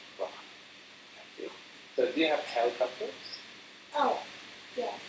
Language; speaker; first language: English; non-native, learner; Chinese